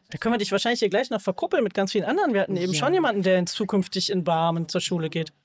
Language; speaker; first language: German; native; German